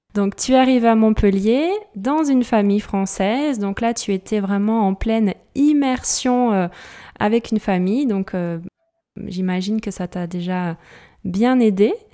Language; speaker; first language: French; native; French